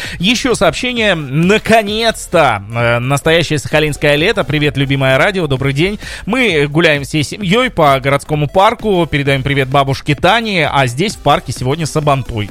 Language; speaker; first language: Russian; native; Russian